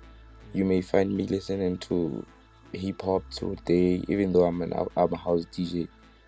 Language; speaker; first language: English; non-native, local second language; Southern Sotho